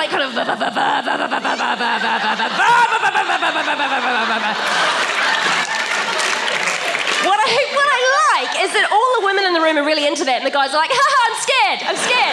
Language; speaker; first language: English; native; English